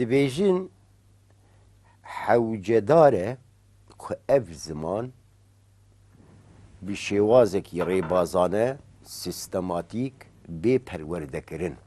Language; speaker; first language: Kurdish; native; Kurdish